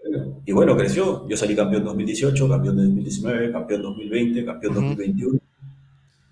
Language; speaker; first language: Spanish; native; Spanish